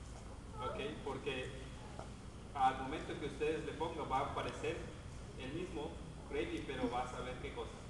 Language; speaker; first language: Spanish; native; Spanish